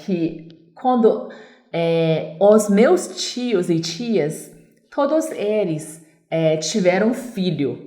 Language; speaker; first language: Portuguese; non-native, learner; Chinese